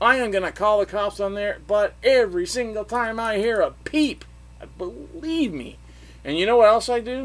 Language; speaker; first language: English; native; English